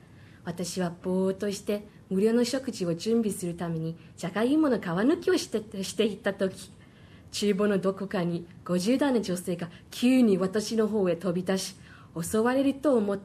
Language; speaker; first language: Japanese; non-native, fluent; Chinese